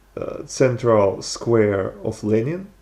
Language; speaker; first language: English; non-native, learner; Russian